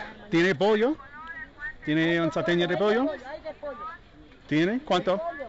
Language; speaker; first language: Spanish; non-native, learner; English